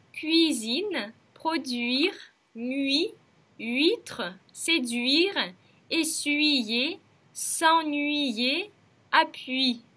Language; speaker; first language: French; non-native, fluent; Russian